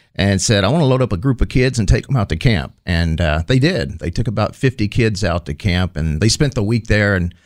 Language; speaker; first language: English; native; English